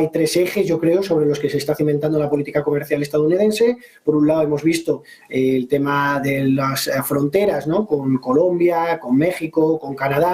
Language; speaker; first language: Spanish; native; Spanish